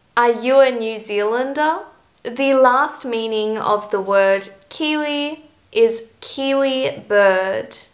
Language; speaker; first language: English; native; English